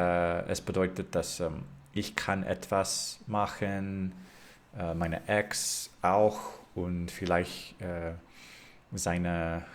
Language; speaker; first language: German; non-native, learner; English